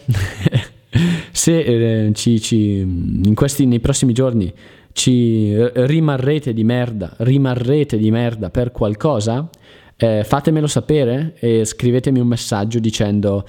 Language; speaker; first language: Italian; native; Italian